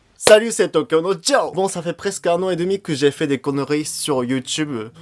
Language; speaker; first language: French; non-native, fluent; Japanese